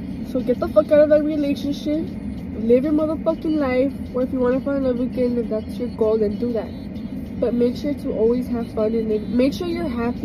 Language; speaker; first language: English; early bilingual, other home language; Spanish